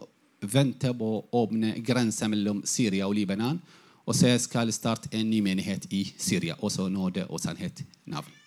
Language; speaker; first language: Norwegian; non-native, fluent; Arabic